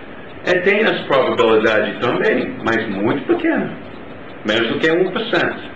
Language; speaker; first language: Portuguese; non-native, learner; English